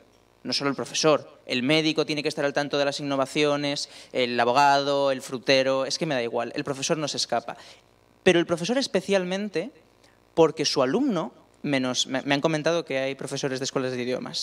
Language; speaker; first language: Spanish; native; Spanish